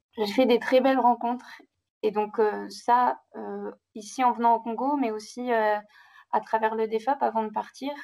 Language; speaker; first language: French; native; French